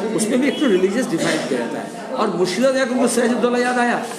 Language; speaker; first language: Hindi; non-native, local second language; Bangla